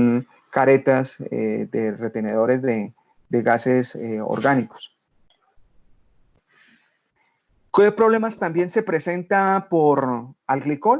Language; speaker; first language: Spanish; native; Spanish